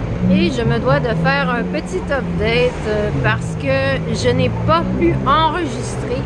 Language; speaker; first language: French; native; French